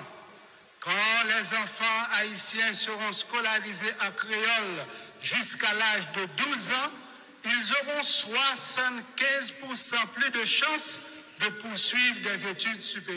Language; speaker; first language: French; non-native, local second language; Haitian Creole